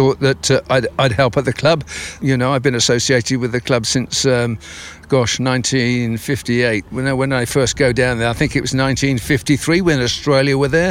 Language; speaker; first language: English; native; English